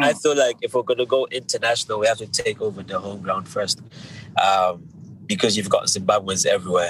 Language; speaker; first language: English; non-native, local second language; Shona